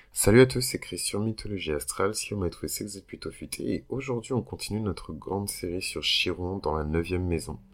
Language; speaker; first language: French; early bilingual, other home language; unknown